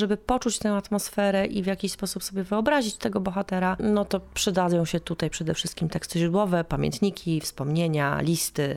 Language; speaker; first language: Polish; native; Polish